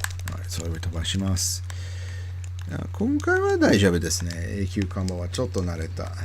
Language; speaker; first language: Japanese; non-native, learner; English